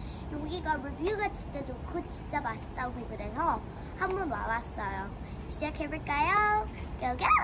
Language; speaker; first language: Korean; early bilingual, heritage; Korean